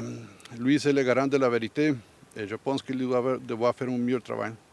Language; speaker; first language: French; non-native, learner; Spanish